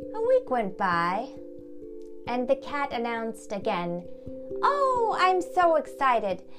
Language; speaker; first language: English; early bilingual, other home language; German